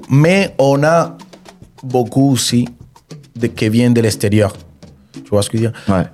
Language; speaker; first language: French; non-native, fluent; Spanish